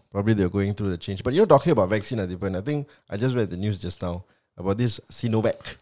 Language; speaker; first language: English; non-native, local second language; Tamil